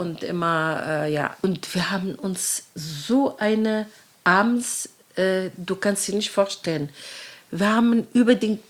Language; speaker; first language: German; non-native, fluent; Arabic